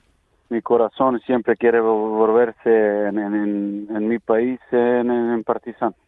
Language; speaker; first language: Spanish; non-native, learner; Serbian